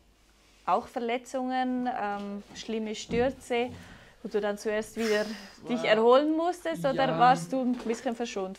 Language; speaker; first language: German; native; German